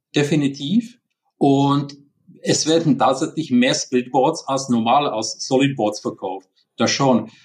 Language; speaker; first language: German; non-native, fluent; Czech